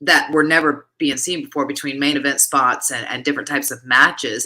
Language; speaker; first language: English; native; English